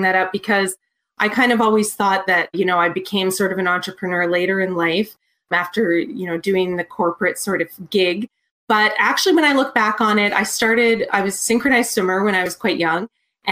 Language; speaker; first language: English; native; English